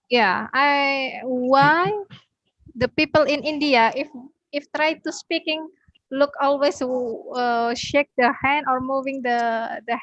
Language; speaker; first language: English; non-native, learner; Indonesian